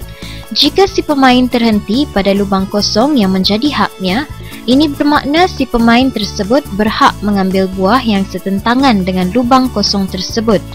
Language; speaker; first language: Malay; native; Malay